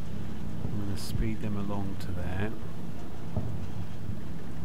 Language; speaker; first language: English; native; English